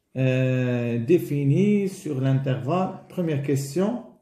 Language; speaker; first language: French; non-native, local second language; Arabic